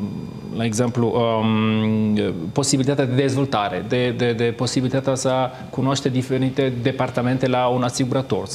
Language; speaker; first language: Romanian; non-native, fluent; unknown